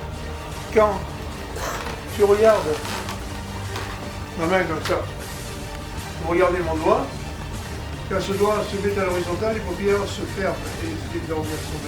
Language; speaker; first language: French; native; French